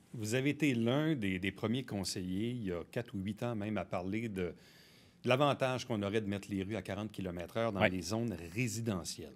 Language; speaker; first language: French; native; French